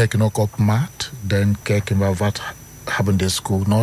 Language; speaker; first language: Dutch; non-native, learner; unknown